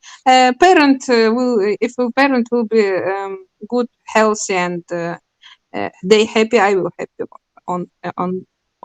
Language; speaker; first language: English; non-native, learner; Russian